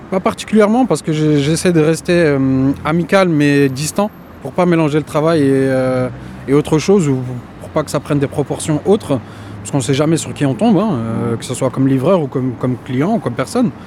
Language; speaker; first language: French; native; French